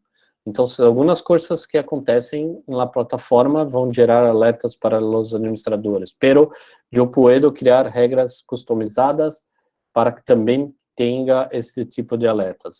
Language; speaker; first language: Spanish; non-native, learner; Portuguese